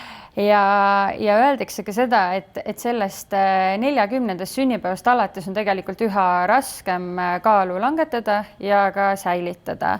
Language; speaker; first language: Estonian; native; Estonian